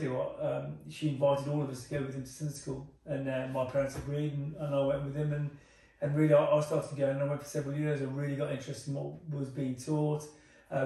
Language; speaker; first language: English; native; English